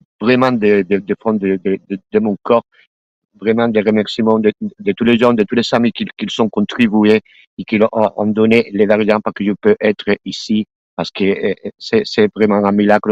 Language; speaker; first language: French; non-native, learner; Spanish